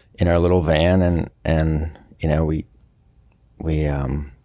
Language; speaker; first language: English; native; English